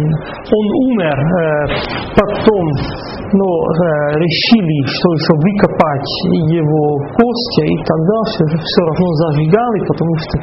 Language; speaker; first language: Russian; non-native, fluent; Dutch